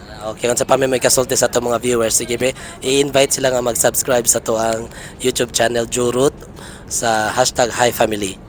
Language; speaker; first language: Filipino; non-native, local second language; Cebuano